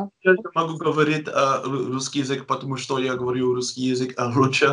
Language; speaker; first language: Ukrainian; non-native, learner; Dutch